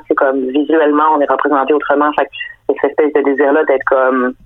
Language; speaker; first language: French; early bilingual, other home language; Danish